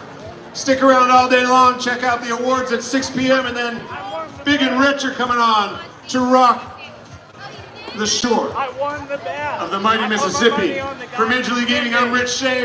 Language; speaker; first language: English; native; English